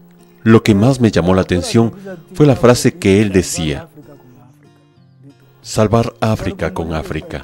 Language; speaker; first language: Spanish; non-native, fluent; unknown